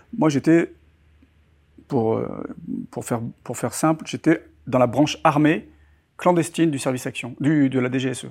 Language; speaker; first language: French; native; French